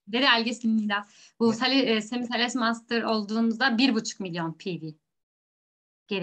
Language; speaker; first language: Korean; non-native, learner; Turkish